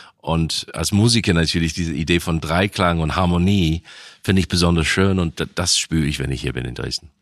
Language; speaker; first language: German; non-native, fluent; English